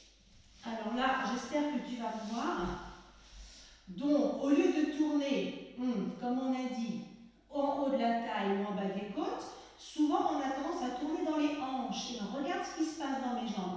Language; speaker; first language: French; native; French